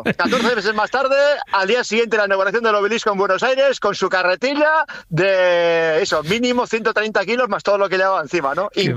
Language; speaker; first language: Spanish; native; Spanish